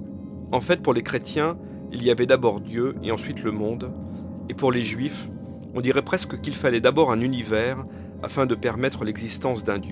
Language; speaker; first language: French; native; French